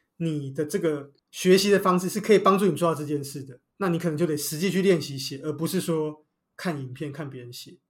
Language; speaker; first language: Chinese; native; Chinese